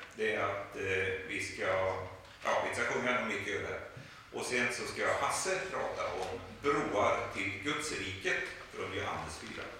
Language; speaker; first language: Swedish; native; Swedish